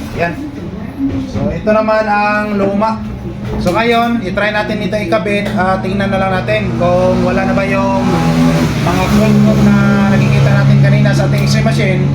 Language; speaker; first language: Filipino; non-native, local second language; Cebuano